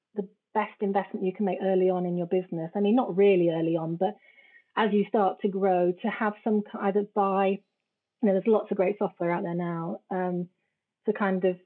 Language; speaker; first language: English; native; English